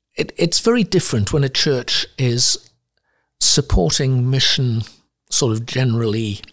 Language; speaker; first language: English; native; English